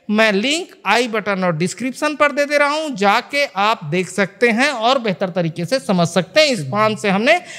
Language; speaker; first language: Hindi; native; Hindi